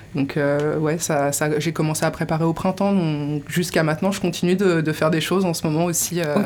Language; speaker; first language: French; native; French